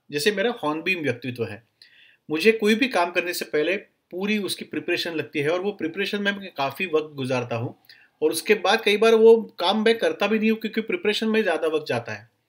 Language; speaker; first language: Hindi; non-native, local second language; Marathi